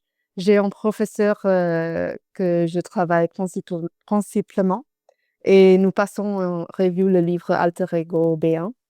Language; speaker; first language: French; non-native, fluent; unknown